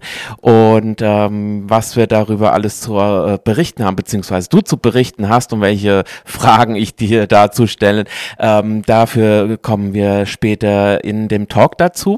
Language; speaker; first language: German; native; German